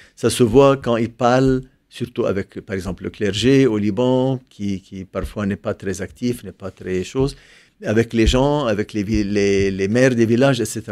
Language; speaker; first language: French; non-native, local second language; Arabic